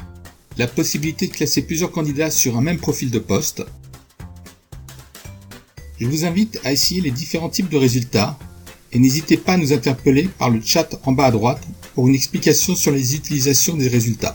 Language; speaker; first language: French; native; French